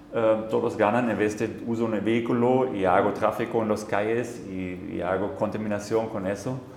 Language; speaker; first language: Spanish; non-native, fluent; German